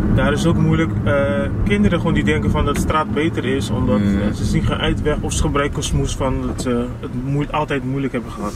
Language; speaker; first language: Dutch; non-native, local second language; Papiamento